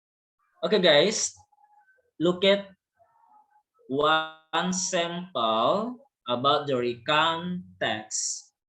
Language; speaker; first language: English; non-native, learner; Indonesian